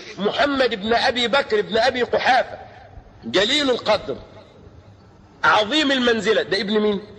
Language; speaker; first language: Arabic; native; Arabic